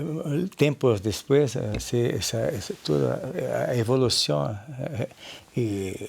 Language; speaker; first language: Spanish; non-native, learner; Portuguese